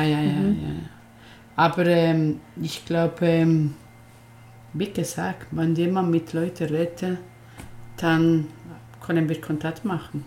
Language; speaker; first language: German; non-native, learner; Spanish